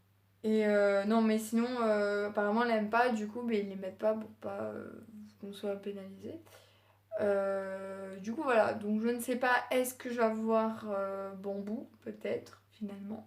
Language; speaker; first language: French; native; French